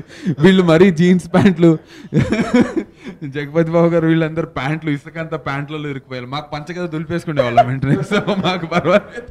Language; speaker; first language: Telugu; native; Telugu